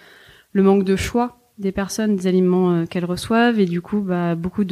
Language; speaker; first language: French; native; French